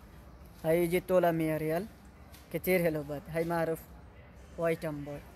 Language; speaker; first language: Arabic; non-native, learner; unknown